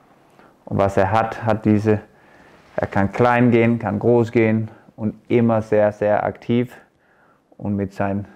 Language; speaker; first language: German; non-native, fluent; Danish